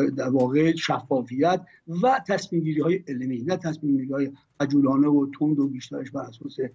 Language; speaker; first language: Persian; native; Persian